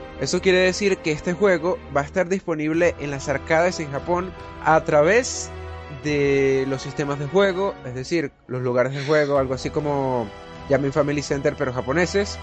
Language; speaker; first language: Spanish; native; Spanish